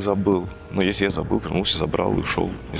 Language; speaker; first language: Russian; non-native, fluent; Greek